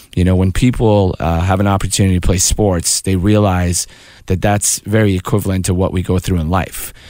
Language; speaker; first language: English; early bilingual, other home language; Persian